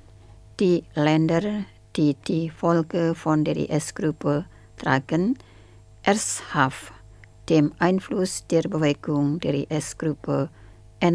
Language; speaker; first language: German; non-native, fluent; Indonesian